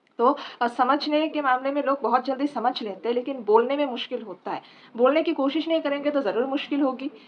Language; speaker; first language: Hindi; non-native, local second language; Assamese